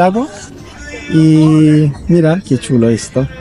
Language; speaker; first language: Spanish; non-native, learner; Turkish